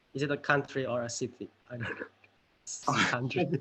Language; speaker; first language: English; non-native, fluent; Indonesian